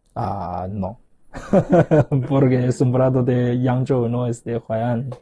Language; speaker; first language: Spanish; non-native, fluent; Chinese